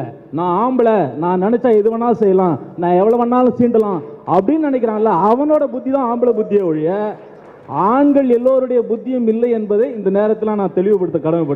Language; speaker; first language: Tamil; native; Tamil